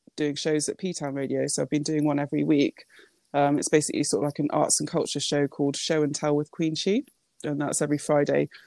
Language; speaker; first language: English; early bilingual, other home language; Japanese